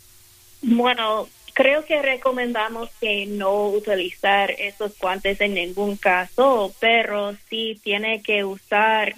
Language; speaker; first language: Spanish; non-native, fluent; English